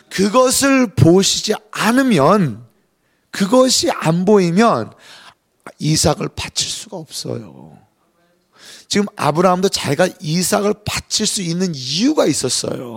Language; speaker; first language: Korean; native; Korean